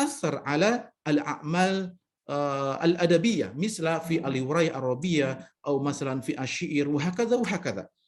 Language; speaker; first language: Arabic; non-native, fluent; Indonesian